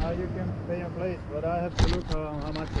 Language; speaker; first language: English; non-native, fluent; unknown